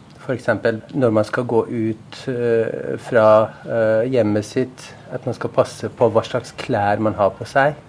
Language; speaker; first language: Norwegian; non-native, fluent; Persian